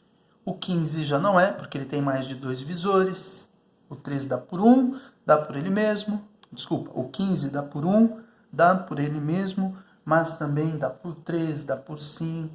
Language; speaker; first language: Portuguese; native; Portuguese